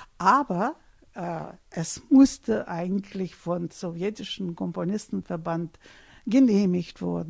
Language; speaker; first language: German; non-native, fluent; Russian